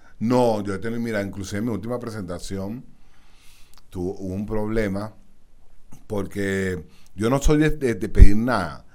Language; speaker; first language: Spanish; native; Spanish